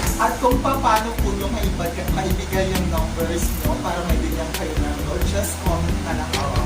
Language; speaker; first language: Filipino; non-native, local second language; Waray